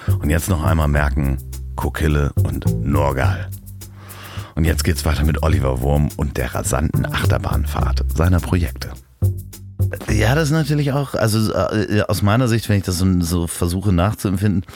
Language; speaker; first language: German; native; German